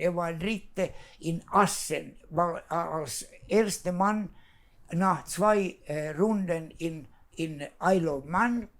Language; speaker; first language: German; non-native, fluent; Finnish